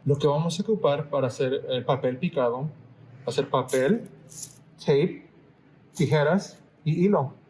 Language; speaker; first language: Spanish; early bilingual, heritage; Spanish